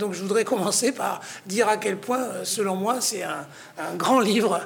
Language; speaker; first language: French; native; French